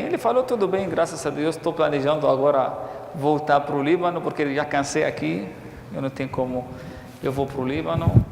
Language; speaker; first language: Portuguese; non-native, fluent; Arabic